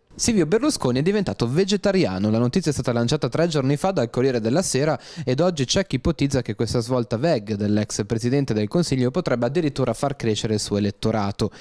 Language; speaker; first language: Italian; native; Italian